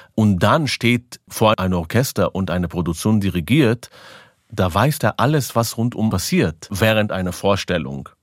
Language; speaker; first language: German; non-native, fluent; Hebrew